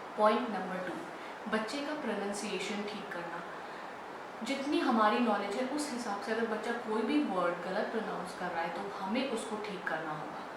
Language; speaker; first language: Hindi; native; Hindi